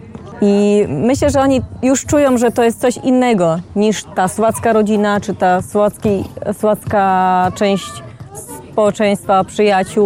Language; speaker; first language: Polish; early bilingual, heritage; Polish